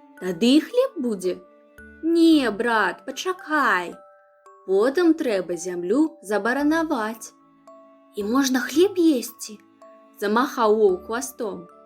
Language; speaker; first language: Belarusian; non-native, local second language; Russian